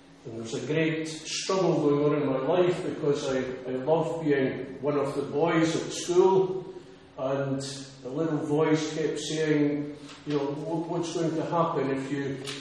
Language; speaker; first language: English; native; English